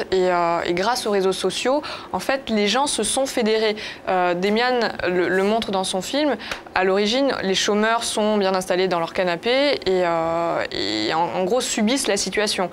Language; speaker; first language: French; native; French